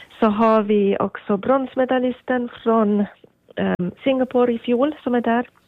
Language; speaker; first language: Swedish; native; Swedish